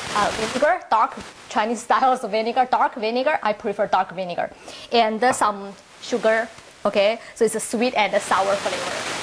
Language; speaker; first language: English; non-native, learner; Chinese